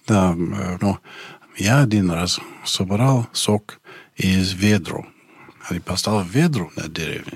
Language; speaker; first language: Russian; non-native, learner; English